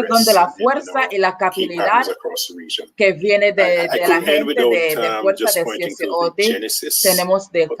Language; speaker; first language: Spanish; non-native, learner; English